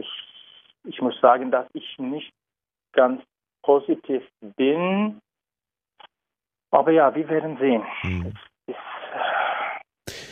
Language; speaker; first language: German; non-native, learner; Turkish